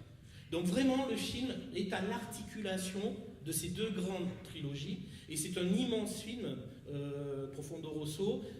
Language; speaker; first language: French; native; French